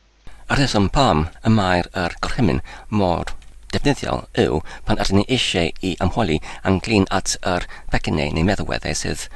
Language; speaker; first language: Welsh; non-native, learner; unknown